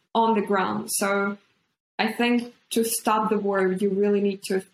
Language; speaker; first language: English; non-native, fluent; Ukrainian